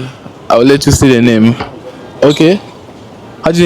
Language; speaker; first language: English; non-native, fluent; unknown